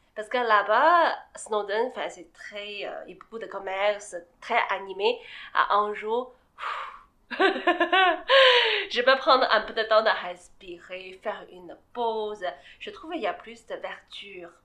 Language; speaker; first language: French; non-native, fluent; Chinese